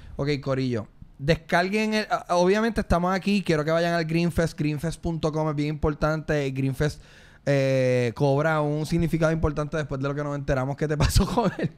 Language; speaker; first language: Spanish; native; Spanish